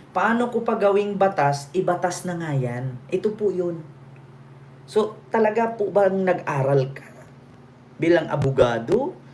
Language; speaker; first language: Filipino; non-native, local second language; Cebuano